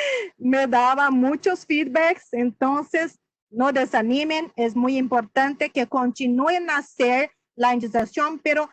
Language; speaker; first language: Spanish; non-native, fluent; Portuguese